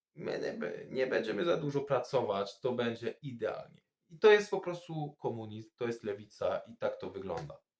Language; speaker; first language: Polish; non-native, fluent; French